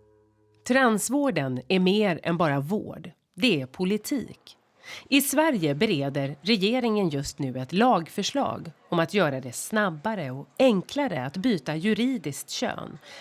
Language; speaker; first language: Swedish; native; Swedish